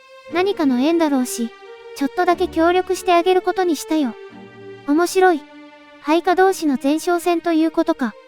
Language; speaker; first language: Japanese; native; Japanese